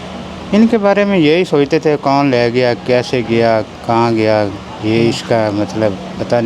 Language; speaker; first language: Hindi; non-native, local second language; Punjabi